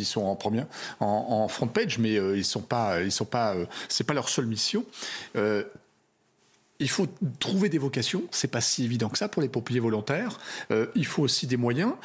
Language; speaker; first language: French; native; French